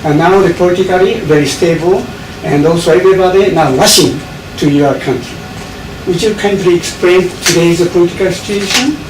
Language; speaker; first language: English; non-native, learner; Japanese